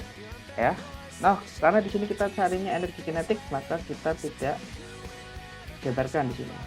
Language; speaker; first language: Indonesian; native; Indonesian